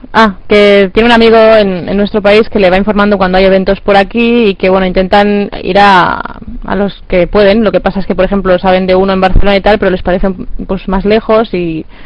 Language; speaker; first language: Spanish; native; Spanish